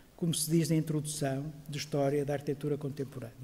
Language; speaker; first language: Portuguese; native; Portuguese